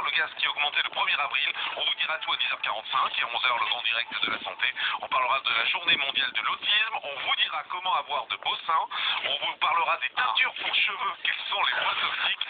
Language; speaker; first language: French; native; French